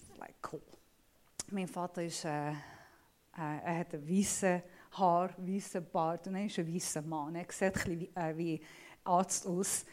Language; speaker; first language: German; non-native, fluent; Assyrian Neo-Aramaic